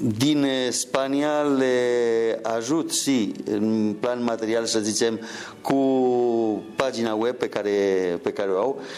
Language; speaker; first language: Romanian; non-native, fluent; Spanish